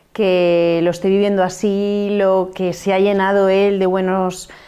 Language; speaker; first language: Spanish; non-native, local second language; Catalan